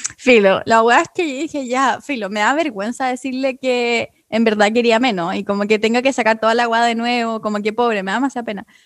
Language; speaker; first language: Spanish; native; Spanish